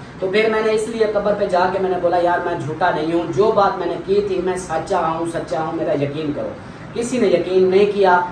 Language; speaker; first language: Urdu; non-native, local second language; Saraiki